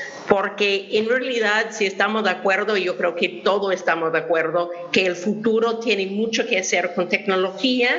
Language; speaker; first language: Spanish; non-native, fluent; English